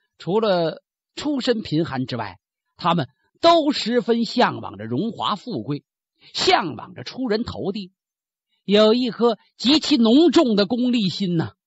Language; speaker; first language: Chinese; native; Chinese